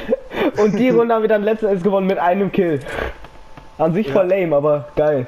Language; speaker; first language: German; native; German